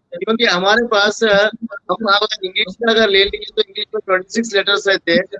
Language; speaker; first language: Hindi; non-native, local second language; Urdu